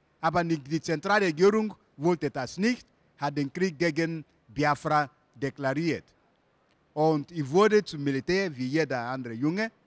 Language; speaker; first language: German; non-native, fluent; Igbo